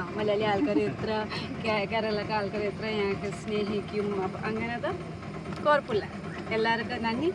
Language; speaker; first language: Malayalam; non-native, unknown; Nepali